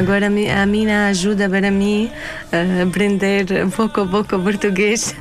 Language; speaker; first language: Portuguese; non-native, learner; Arabic